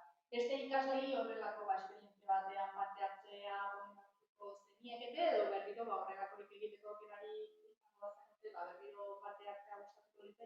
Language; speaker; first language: Basque; native; Basque